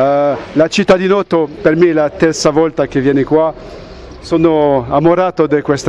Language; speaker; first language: Italian; non-native, learner; French